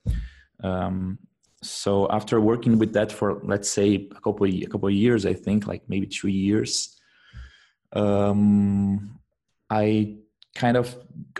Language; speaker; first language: English; non-native, fluent; Portuguese